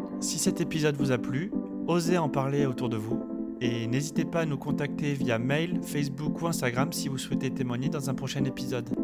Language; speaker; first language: French; native; French